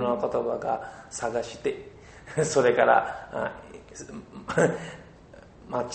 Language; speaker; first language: Japanese; non-native, learner; Bangla